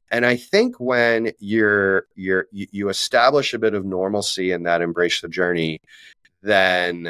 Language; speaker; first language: English; native; English